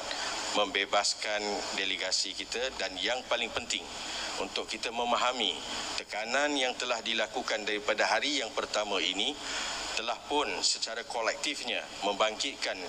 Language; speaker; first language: Malay; native; Malay